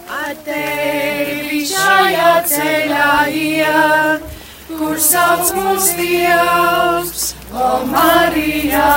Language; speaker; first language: Latvian; native; Latvian